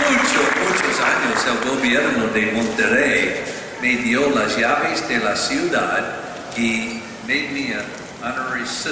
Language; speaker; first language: Spanish; non-native, learner; English